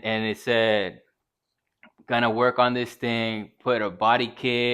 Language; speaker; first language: English; native; English